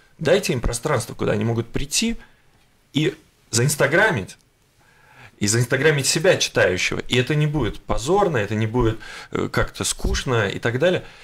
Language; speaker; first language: Russian; native; Russian